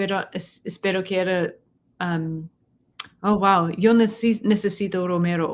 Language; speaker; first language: Spanish; non-native, learner; English